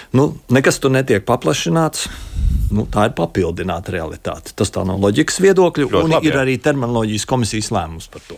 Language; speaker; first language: Latvian; native; Latvian